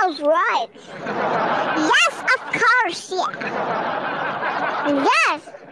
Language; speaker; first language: English; non-native, learner; Indonesian